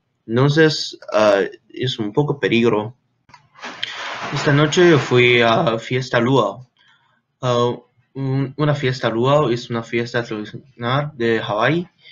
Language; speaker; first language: Spanish; non-native, learner; English